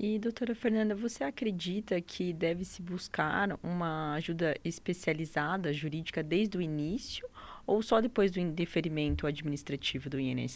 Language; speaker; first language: Portuguese; native; Portuguese